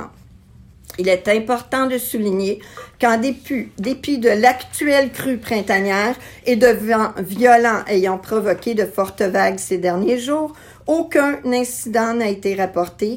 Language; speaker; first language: French; native; French